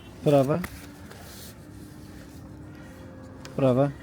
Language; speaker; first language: Russian; non-native, learner; Uzbek